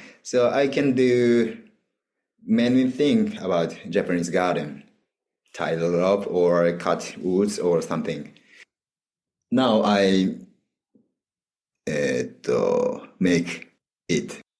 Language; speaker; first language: English; non-native, learner; Japanese